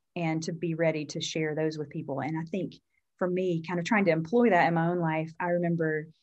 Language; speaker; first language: English; native; English